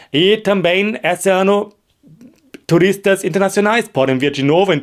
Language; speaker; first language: Portuguese; non-native, fluent; German